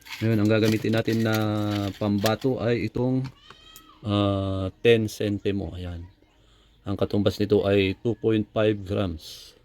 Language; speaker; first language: Filipino; native; Filipino